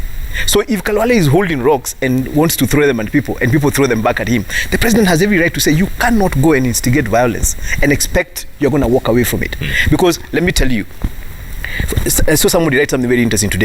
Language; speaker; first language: English; non-native, local second language; Kikuyu